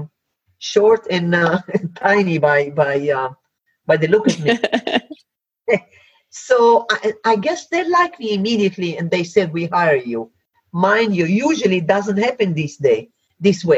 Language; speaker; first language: English; non-native, fluent; Hebrew